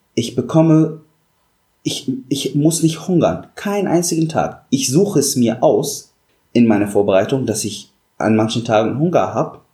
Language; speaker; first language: German; non-native, fluent; Arabic